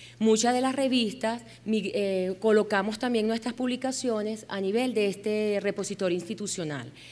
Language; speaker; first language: Spanish; native; Spanish